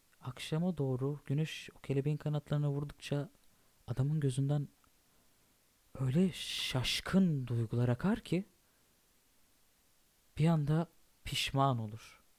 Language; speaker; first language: Turkish; native; Turkish